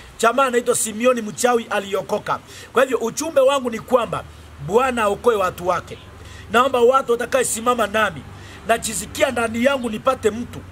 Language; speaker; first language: Swahili; non-native, local second language; Gusii